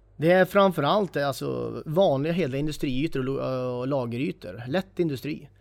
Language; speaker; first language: Swedish; native; Swedish